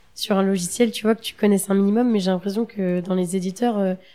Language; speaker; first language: French; native; French